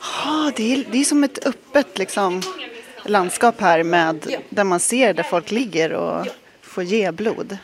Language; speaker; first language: Swedish; native; Swedish